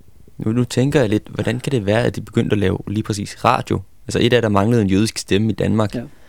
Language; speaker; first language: Danish; native; Danish